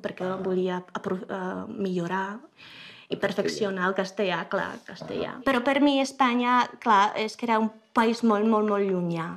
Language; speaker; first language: Catalan; non-native, fluent; Czech